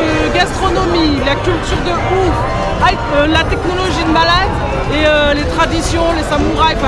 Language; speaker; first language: French; native; French